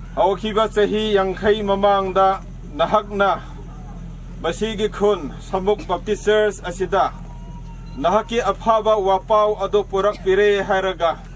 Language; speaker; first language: Manipuri; non-native, local second language; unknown